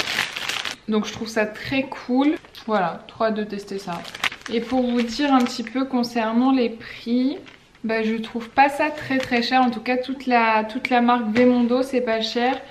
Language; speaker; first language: French; native; French